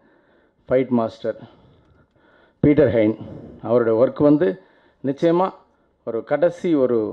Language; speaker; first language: Tamil; native; Tamil